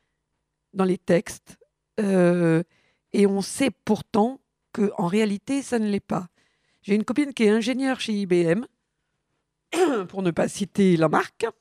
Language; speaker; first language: French; native; French